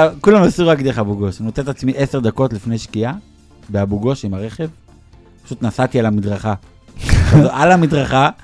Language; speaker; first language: Hebrew; native; Hebrew